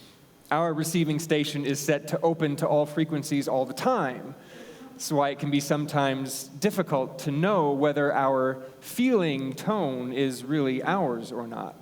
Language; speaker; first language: English; native; English